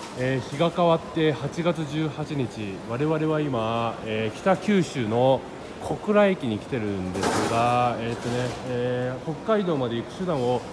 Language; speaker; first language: Japanese; native; Japanese